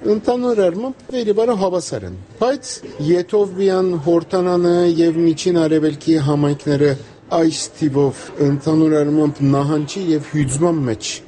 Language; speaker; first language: Armenian; native; Armenian